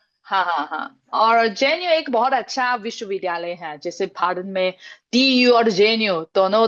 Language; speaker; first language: Hindi; non-native, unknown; Chinese